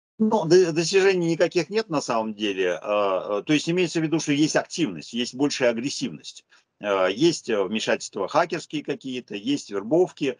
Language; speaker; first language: Russian; native; Russian